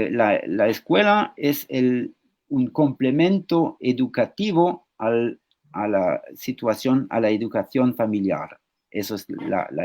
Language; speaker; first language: Spanish; non-native, fluent; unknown